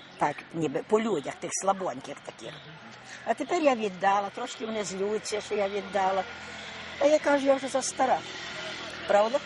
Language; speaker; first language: Ukrainian; native; Ukrainian